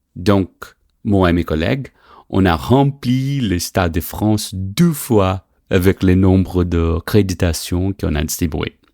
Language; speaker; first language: French; non-native, fluent; Portuguese